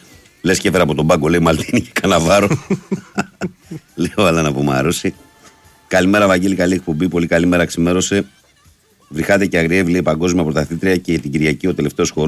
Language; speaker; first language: Greek; native; Greek